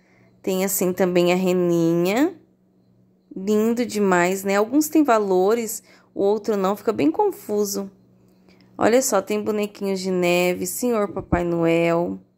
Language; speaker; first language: Portuguese; native; Portuguese